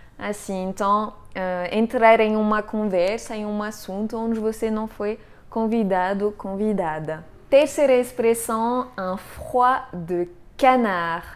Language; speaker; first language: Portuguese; non-native, fluent; French